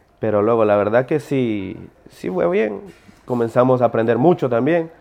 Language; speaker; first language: Spanish; native; Spanish